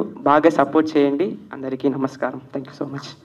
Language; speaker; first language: Telugu; early bilingual, heritage; Telugu